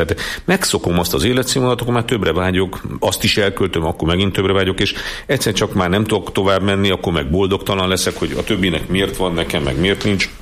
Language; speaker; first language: Hungarian; native; Hungarian